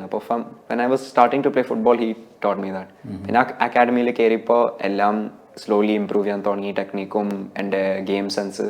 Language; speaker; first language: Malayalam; early bilingual, heritage; Malayalam